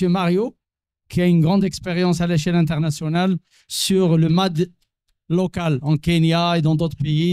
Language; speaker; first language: French; non-native, local second language; Arabic